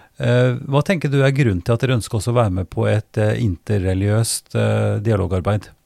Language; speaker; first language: Norwegian; native; Norwegian